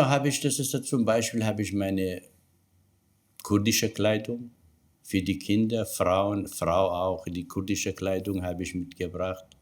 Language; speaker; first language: German; non-native, learner; Kurdish